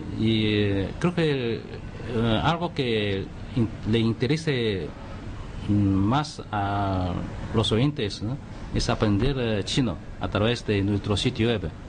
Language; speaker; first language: Spanish; non-native, fluent; Chinese